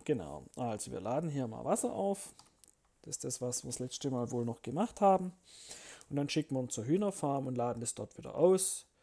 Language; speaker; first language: German; native; German